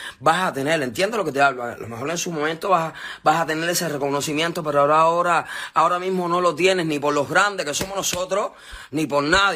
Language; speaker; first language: Spanish; native; Spanish